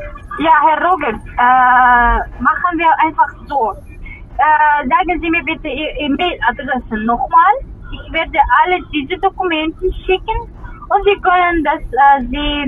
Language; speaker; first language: German; non-native, learner; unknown